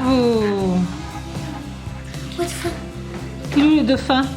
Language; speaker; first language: French; native; French